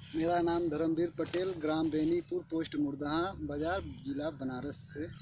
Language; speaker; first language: Hindi; native; Hindi